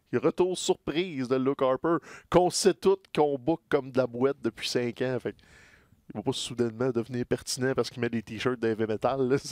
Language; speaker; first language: French; native; French